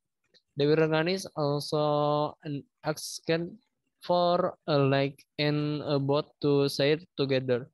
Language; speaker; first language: English; non-native, learner; Indonesian